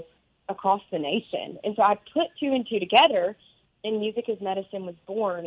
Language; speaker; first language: English; native; English